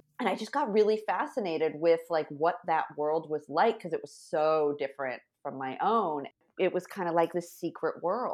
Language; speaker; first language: English; native; English